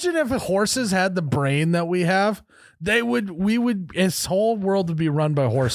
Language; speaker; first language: English; native; English